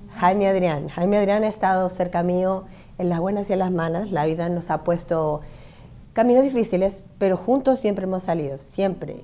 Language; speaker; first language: Spanish; native; Spanish